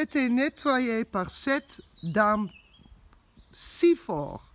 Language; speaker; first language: French; non-native, learner; Dutch